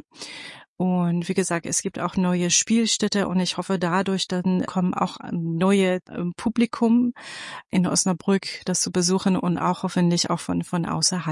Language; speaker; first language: German; non-native, fluent; Persian